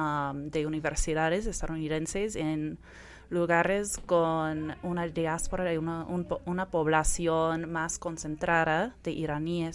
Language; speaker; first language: Spanish; non-native, fluent; English